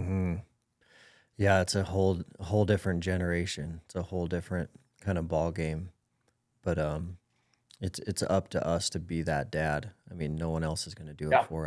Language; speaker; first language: English; native; English